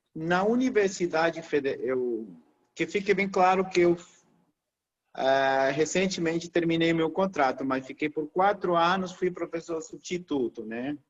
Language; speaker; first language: Portuguese; non-native, fluent; Spanish